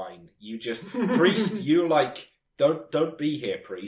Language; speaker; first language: English; native; English